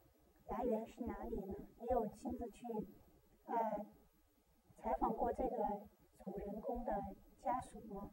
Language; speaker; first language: Chinese; native; Chinese